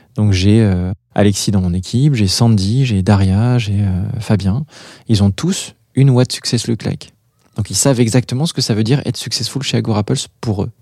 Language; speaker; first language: French; native; French